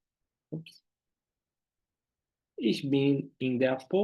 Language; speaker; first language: German; non-native, fluent; Portuguese